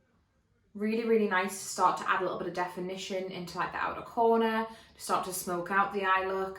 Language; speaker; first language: English; native; English